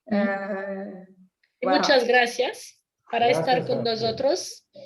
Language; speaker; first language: Spanish; non-native, fluent; French